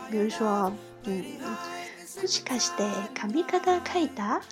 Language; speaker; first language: Japanese; non-native, fluent; Chinese